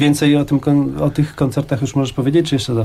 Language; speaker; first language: Polish; native; Polish